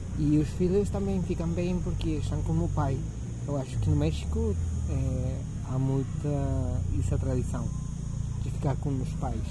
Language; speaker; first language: Portuguese; non-native, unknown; Spanish